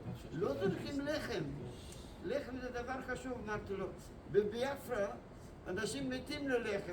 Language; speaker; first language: Hebrew; non-native, fluent; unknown